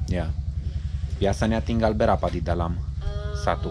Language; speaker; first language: Indonesian; non-native, learner; Romanian